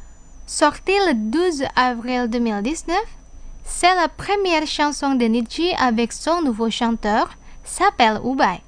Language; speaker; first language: French; non-native, fluent; Indonesian